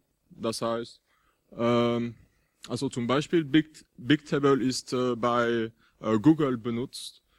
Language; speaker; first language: German; non-native, fluent; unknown